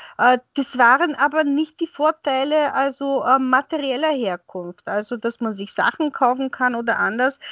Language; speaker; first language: German; early bilingual, other home language; Bulgarian